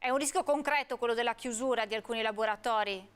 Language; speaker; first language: Italian; native; Italian